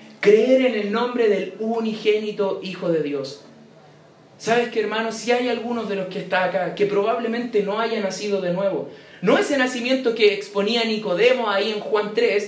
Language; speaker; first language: Spanish; native; Spanish